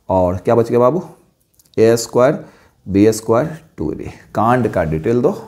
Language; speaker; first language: Hindi; native; Hindi